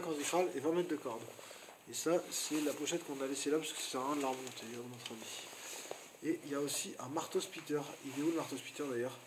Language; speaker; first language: French; native; French